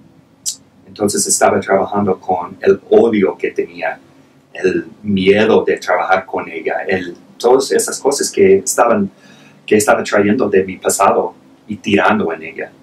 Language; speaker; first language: Spanish; non-native, fluent; English